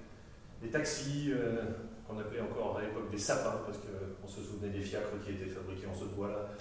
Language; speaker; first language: French; native; French